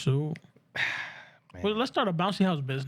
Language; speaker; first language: English; early bilingual, other home language; Spanish